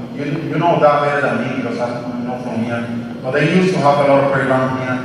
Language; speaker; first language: English; non-native, learner; Spanish